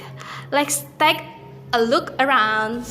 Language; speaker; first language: English; non-native, learner; Indonesian